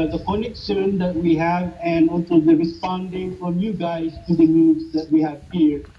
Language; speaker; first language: English; non-native, fluent; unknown